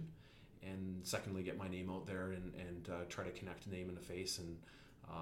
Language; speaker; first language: English; native; English